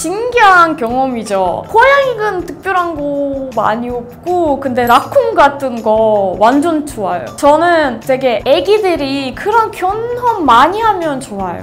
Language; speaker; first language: Korean; non-native, fluent; Russian